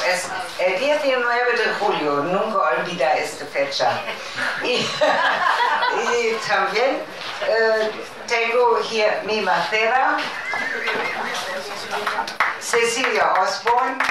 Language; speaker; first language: Spanish; non-native, learner; German